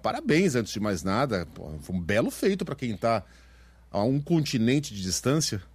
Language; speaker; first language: Portuguese; native; Portuguese